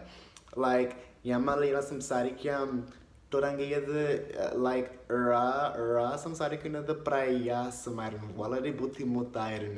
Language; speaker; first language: Malayalam; non-native, learner; English